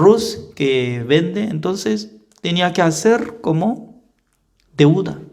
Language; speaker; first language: Spanish; non-native, fluent; Korean